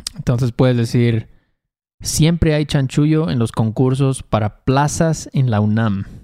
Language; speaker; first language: Spanish; native; Spanish